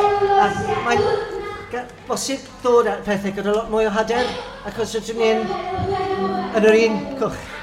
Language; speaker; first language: Welsh; non-native, fluent; English